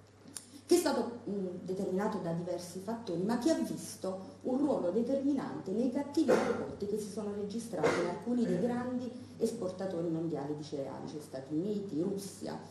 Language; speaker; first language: Italian; native; Italian